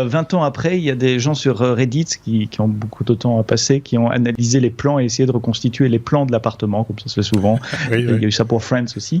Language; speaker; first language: French; native; French